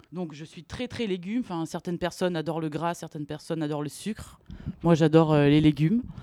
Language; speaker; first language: French; native; French